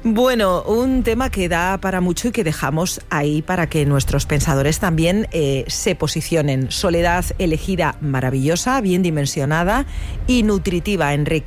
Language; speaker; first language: Spanish; native; Spanish